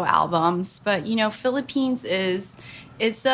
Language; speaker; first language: English; native; English